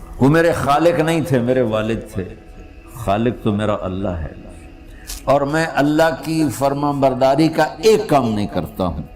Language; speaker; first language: Urdu; non-native, local second language; Punjabi